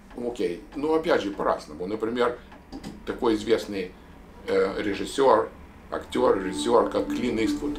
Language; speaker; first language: Russian; native; Russian